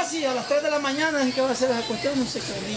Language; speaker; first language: Spanish; native; Spanish